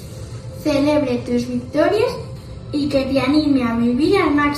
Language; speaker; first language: Spanish; native; Spanish